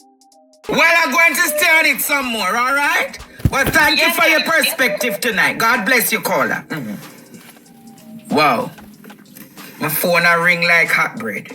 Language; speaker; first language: English; native; English